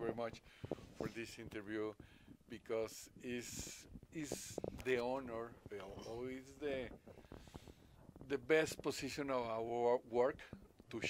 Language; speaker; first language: English; non-native, learner; Spanish